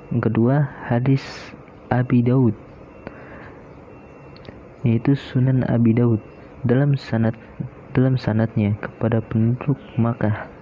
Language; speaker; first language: Indonesian; native; Indonesian